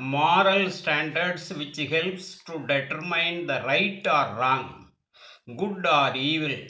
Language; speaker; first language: English; non-native, local second language; Tamil